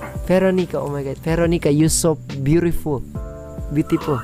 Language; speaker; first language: English; non-native, learner; Indonesian